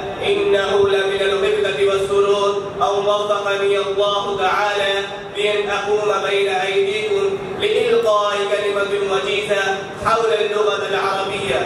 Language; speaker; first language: Arabic; non-native, fluent; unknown